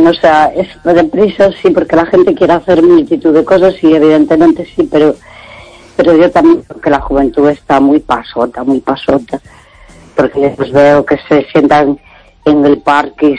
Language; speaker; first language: Spanish; native; Spanish